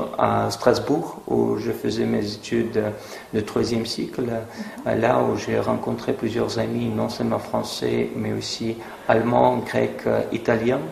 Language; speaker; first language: French; non-native, fluent; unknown